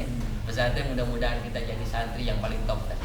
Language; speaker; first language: Indonesian; native; Indonesian